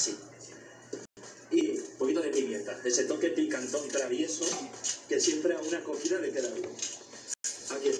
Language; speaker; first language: Spanish; native; Spanish